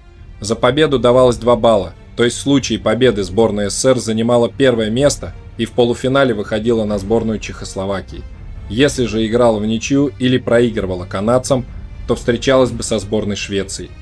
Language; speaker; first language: Russian; native; Russian